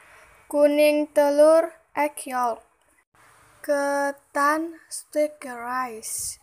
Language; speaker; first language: Indonesian; native; Indonesian